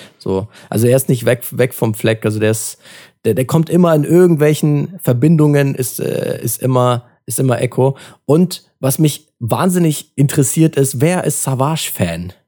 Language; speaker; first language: German; early bilingual, other home language; Turkish